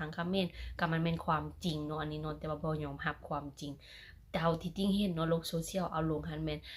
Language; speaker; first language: Thai; non-native, local second language; Lao